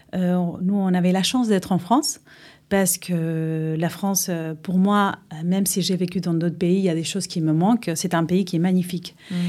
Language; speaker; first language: French; non-native, fluent; Spanish